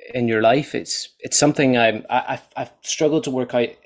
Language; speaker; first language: English; native; English